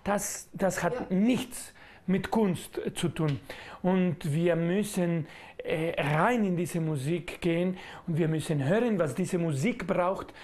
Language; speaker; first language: German; non-native, learner; Spanish